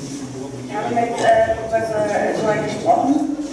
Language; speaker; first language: German; native; German